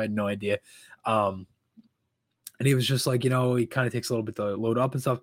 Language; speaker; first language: English; native; English